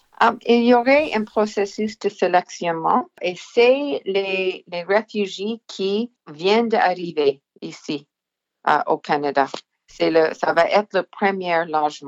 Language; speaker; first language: French; non-native, local second language; English